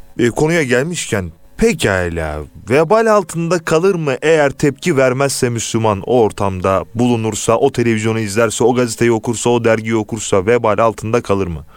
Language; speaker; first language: Turkish; native; Turkish